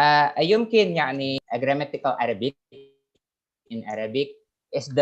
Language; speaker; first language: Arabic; non-native, fluent; Indonesian